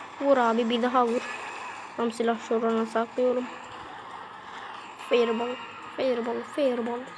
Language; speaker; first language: Turkish; native; Turkish